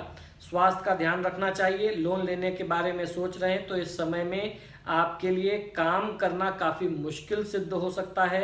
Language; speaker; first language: Hindi; native; Hindi